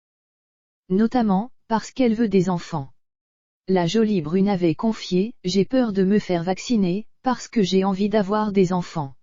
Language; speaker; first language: French; native; French